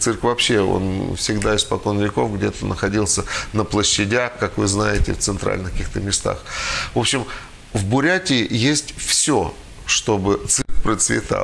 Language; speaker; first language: Russian; native; Russian